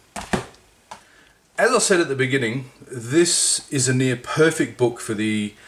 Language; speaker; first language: English; native; English